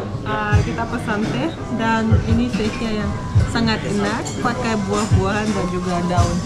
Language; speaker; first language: Indonesian; non-native, fluent; Russian